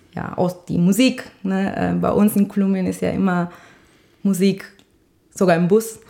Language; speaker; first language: German; non-native, fluent; Spanish